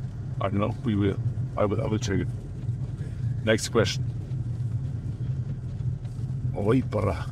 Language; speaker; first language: English; non-native, fluent; German